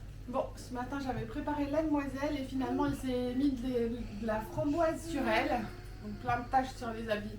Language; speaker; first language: French; native; French